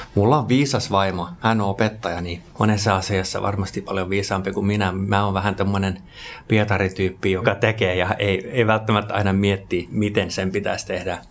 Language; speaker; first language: Finnish; non-native, local second language; Swedish